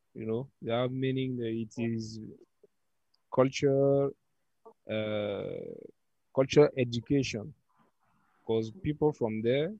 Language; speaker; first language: English; non-native, learner; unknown